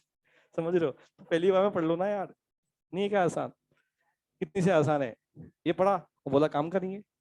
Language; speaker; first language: Hindi; native; Hindi